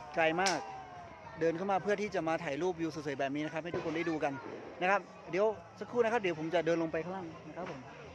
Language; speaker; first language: Thai; non-native, local second language; Lahu